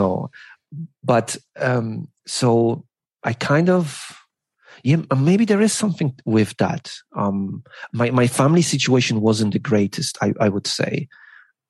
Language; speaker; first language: English; non-native, fluent; Polish